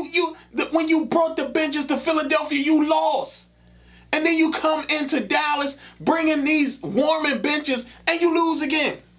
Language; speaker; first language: English; native; English